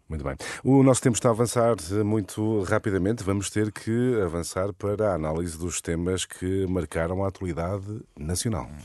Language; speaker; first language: Portuguese; native; Portuguese